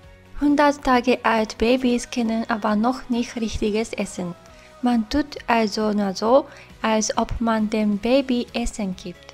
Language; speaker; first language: German; non-native, fluent; Japanese